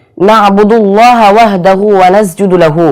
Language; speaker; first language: Arabic; non-native, learner; Bangla